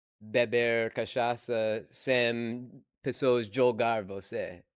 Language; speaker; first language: Portuguese; non-native, learner; English